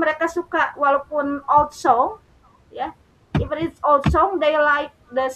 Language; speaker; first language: English; non-native, learner; Indonesian